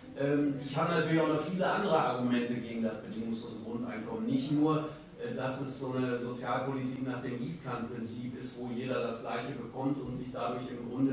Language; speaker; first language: German; native; German